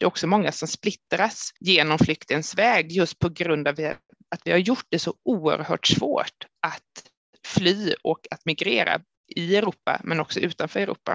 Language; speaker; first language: Swedish; native; Swedish